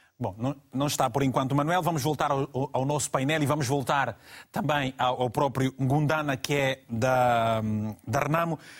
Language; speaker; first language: Portuguese; native; Portuguese